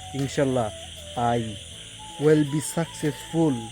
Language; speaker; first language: English; non-native, local second language; Bangla